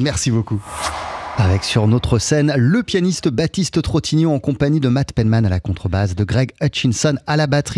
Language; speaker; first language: French; native; French